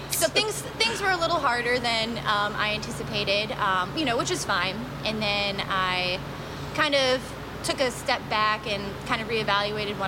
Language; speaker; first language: English; native; English